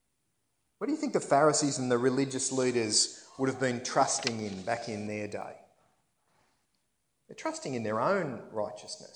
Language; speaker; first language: English; native; English